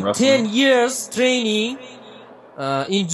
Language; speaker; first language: English; non-native, learner; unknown